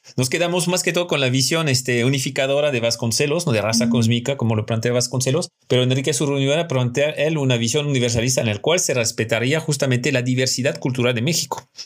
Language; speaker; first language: Spanish; non-native, fluent; French